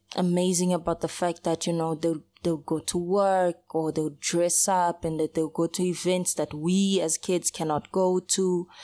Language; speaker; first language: English; early bilingual, other home language; Portuguese